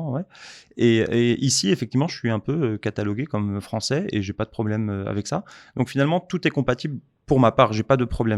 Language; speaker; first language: French; native; French